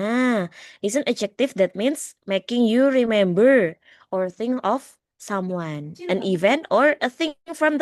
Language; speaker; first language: English; non-native, learner; Indonesian